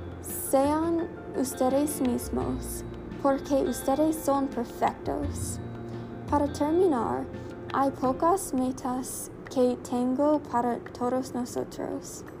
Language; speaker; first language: Spanish; non-native, learner; English